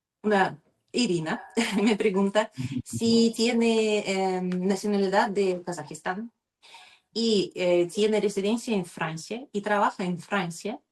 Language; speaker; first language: Spanish; non-native, learner; Russian